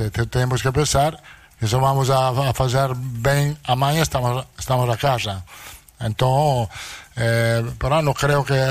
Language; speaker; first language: Portuguese; non-native, learner; Italian